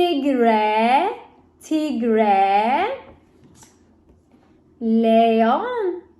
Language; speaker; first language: Spanish; non-native, learner; Turkish